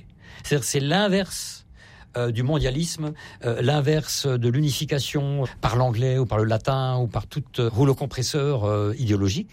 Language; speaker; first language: French; native; French